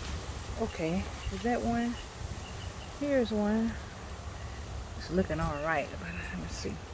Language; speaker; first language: English; native; English